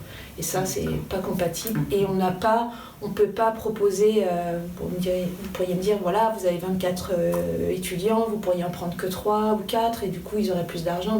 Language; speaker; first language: French; native; French